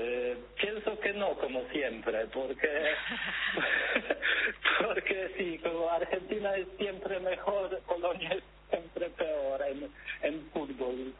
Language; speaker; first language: Spanish; non-native, fluent; Polish